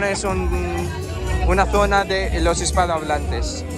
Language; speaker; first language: Spanish; non-native, learner; Filipino